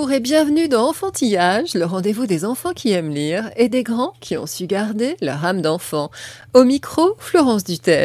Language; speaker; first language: French; native; French